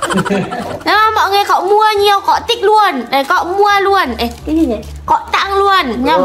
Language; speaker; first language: Vietnamese; non-native, learner; Indonesian